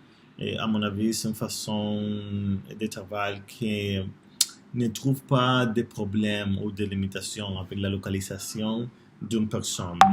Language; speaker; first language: French; non-native, learner; Spanish